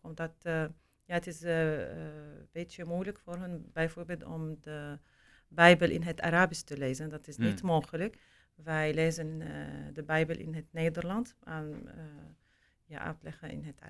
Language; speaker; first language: Dutch; non-native, learner; Arabic